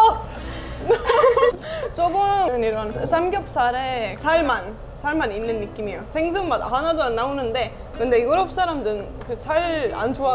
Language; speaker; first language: Korean; non-native, fluent; Estonian